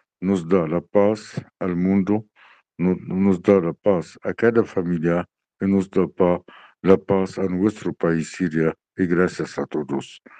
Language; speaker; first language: Spanish; non-native, learner; Arabic